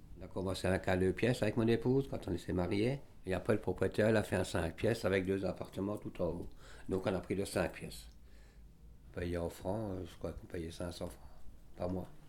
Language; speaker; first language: French; native; French